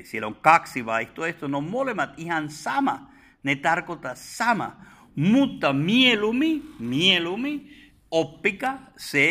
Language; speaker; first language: Finnish; non-native, fluent; Spanish